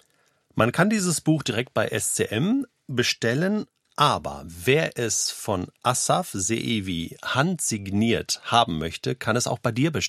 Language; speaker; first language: German; native; German